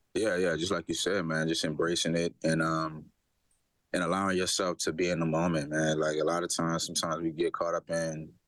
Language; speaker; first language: English; native; English